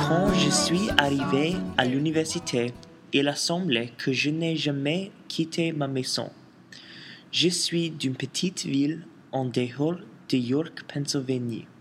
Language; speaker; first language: French; non-native, learner; English